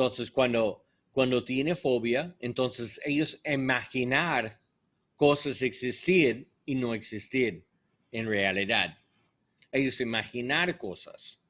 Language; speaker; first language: Spanish; non-native, learner; English